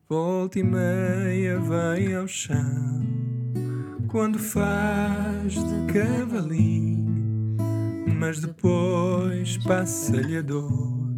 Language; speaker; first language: Portuguese; native; Portuguese